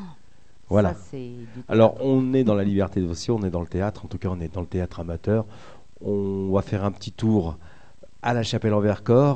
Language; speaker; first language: French; native; French